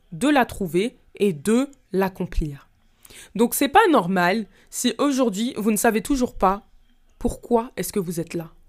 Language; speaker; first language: French; native; French